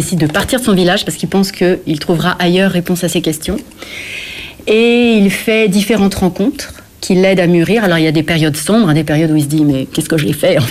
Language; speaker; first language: French; native; French